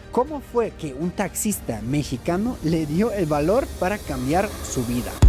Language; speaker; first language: Spanish; non-native, fluent; German